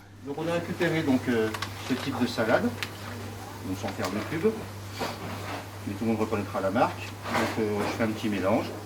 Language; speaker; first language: French; native; French